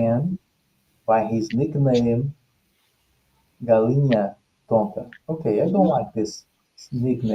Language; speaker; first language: English; non-native, fluent; Portuguese